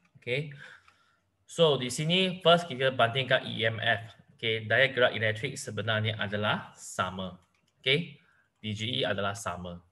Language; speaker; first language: Malay; non-native, local second language; Chinese